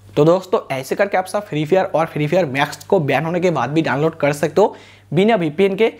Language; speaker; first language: Hindi; non-native, local second language; Bangla